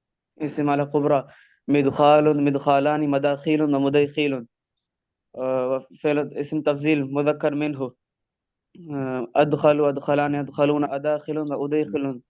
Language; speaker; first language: Arabic; non-native, learner; Urdu